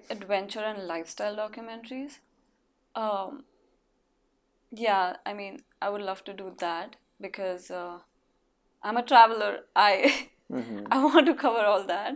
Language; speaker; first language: English; non-native, local second language; Marathi